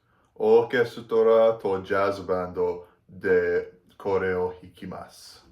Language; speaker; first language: Japanese; non-native, learner; English